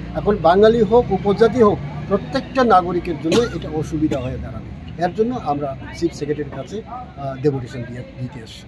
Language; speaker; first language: Bangla; non-native, local second language; Kok Borok